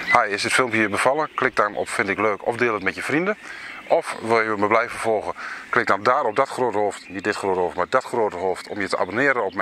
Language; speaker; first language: Dutch; native; Dutch